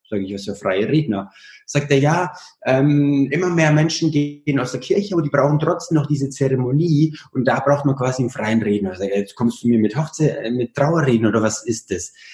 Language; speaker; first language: German; early bilingual, other home language; Italian